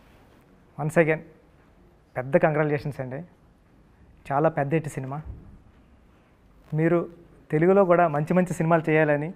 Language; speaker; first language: Telugu; native; Telugu